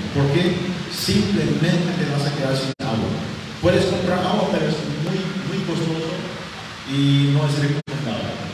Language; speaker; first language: Spanish; non-native, local second language; German